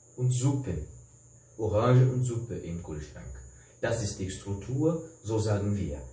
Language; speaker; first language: German; non-native, fluent; Portuguese